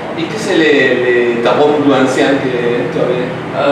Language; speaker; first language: French; non-native, learner; Spanish